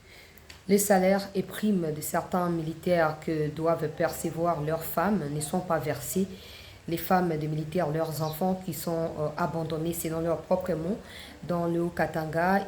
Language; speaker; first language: French; non-native, local second language; Lingala